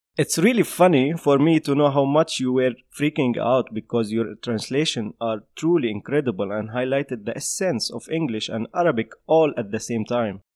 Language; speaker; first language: English; non-native, fluent; Arabic